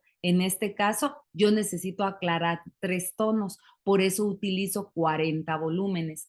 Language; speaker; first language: Spanish; native; Spanish